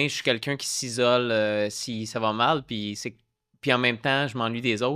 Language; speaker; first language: French; native; French